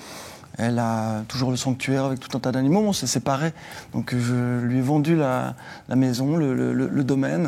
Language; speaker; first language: French; native; French